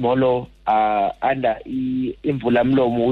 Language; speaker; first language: English; non-native, local second language; Zulu